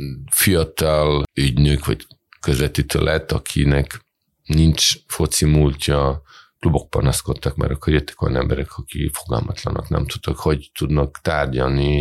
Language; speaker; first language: Hungarian; non-native, fluent; Serbian